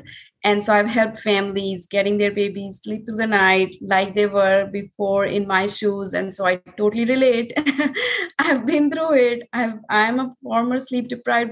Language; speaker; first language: English; non-native, local second language; Hindi